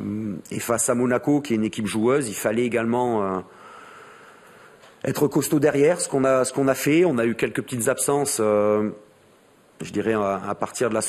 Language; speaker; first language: French; native; French